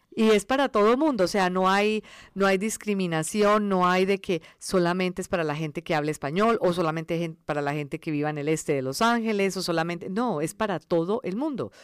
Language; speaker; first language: Spanish; early bilingual, other home language; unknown